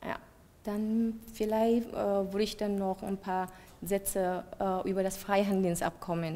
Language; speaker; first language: German; non-native, fluent; Vietnamese